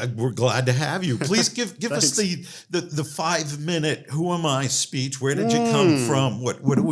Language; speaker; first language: English; native; English